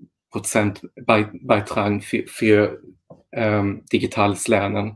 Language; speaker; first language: German; non-native, fluent; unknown